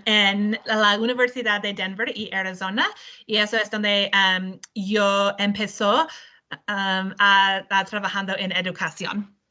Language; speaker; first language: Spanish; non-native, learner; English